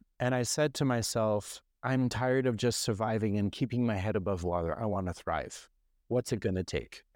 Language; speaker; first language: English; non-native, fluent; French